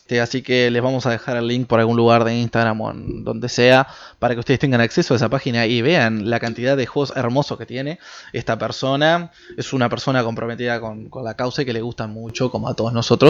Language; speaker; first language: Spanish; native; Spanish